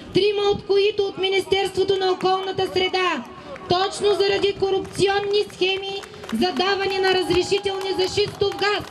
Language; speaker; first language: Bulgarian; native; Bulgarian